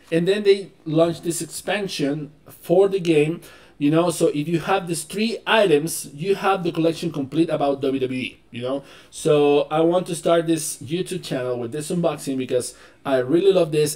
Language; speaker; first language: English; non-native, learner; Spanish